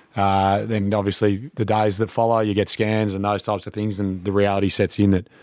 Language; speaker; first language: English; native; English